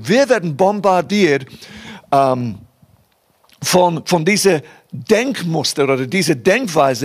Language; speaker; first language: German; non-native, fluent; English